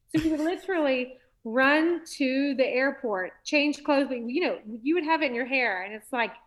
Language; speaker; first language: English; native; English